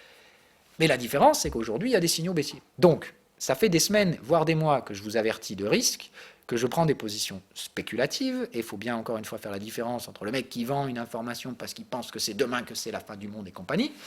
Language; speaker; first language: French; native; French